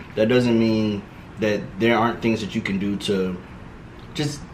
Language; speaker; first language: English; native; English